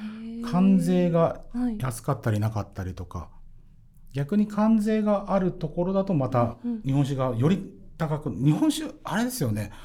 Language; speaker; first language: Japanese; native; Japanese